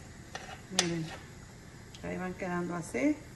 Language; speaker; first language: Spanish; native; Spanish